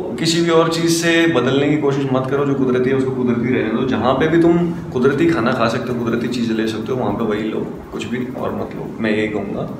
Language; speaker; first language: Hindi; native; Hindi